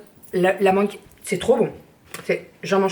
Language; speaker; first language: French; native; French